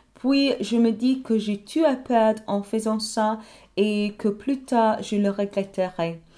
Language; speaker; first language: French; non-native, learner; English